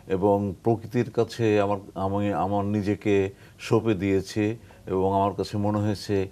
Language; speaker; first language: Bangla; native; Bangla